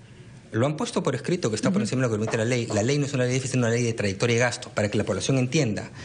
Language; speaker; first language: Spanish; native; Spanish